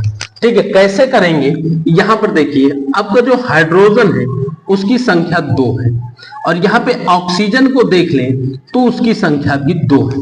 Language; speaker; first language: Hindi; native; Hindi